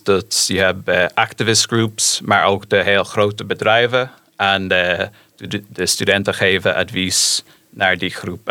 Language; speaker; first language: Dutch; non-native, fluent; English